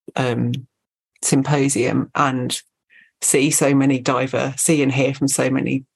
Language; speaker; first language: English; native; English